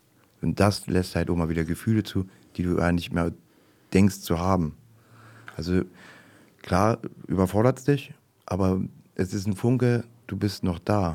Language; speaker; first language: German; native; German